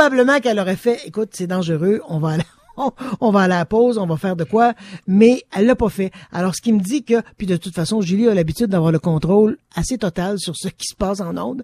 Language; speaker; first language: French; native; French